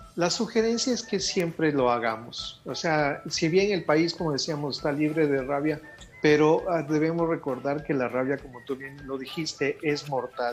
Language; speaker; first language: Spanish; native; Spanish